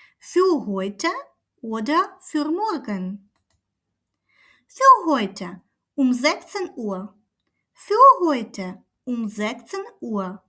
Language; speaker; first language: German; non-native, fluent; Ukrainian